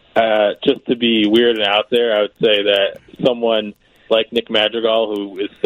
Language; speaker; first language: English; native; English